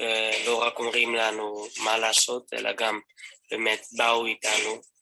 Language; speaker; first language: Hebrew; non-native, learner; Dutch